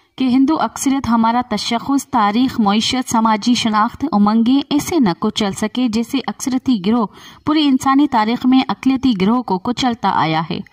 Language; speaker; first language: Urdu; non-native, local second language; Sindhi